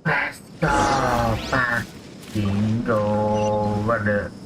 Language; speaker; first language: English; non-native, learner; Indonesian